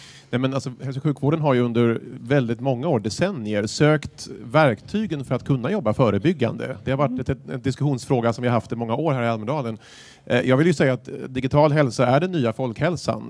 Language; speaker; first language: Swedish; native; Swedish